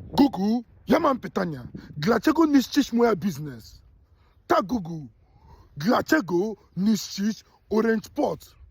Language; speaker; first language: Polish; non-native, learner; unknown